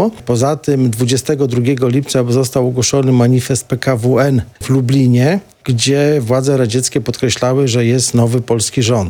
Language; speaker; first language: Polish; native; Polish